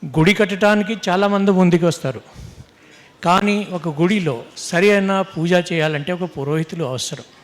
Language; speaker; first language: Telugu; non-native, local second language; Hindi